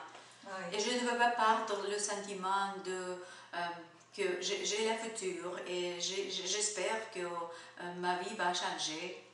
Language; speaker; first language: French; non-native, learner; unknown